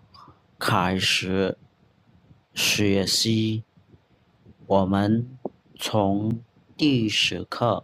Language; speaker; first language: Chinese; non-native, fluent; Khmer